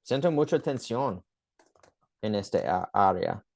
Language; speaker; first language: Spanish; early bilingual, heritage; English